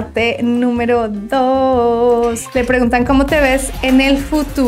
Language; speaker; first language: Spanish; native; Spanish